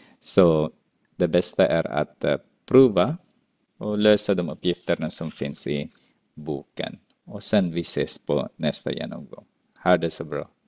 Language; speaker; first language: Swedish; non-native, fluent; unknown